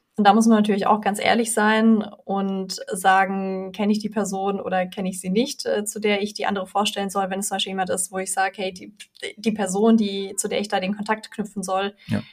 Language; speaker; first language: German; early bilingual, other home language; Russian